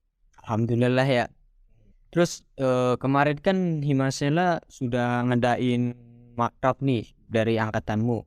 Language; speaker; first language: Indonesian; native; Indonesian